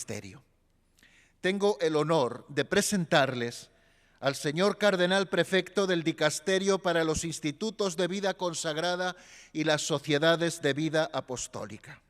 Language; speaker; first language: Spanish; native; Spanish